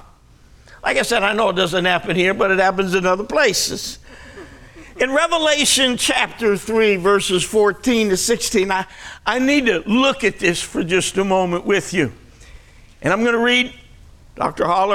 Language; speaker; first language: English; native; English